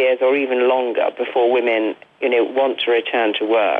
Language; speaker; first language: English; native; English